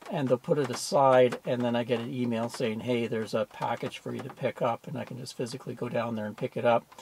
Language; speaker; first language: English; native; English